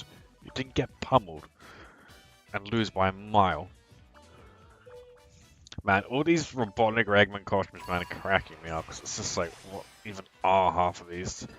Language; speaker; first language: English; native; English